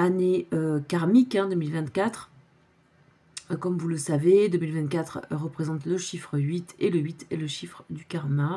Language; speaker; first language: French; native; French